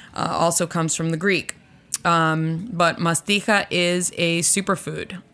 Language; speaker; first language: English; native; English